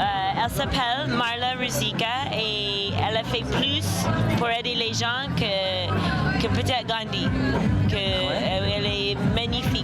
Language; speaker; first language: French; non-native, fluent; English